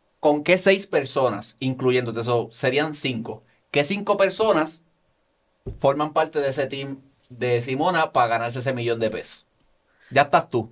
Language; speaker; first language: Spanish; native; Spanish